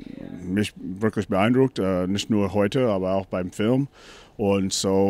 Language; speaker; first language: German; non-native, fluent; English